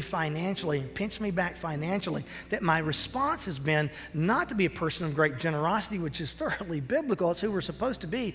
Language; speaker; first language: English; native; English